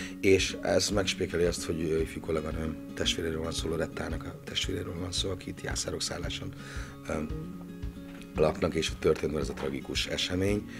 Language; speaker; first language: Hungarian; native; Hungarian